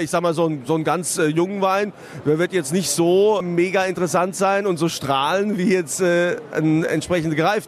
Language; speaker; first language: German; native; German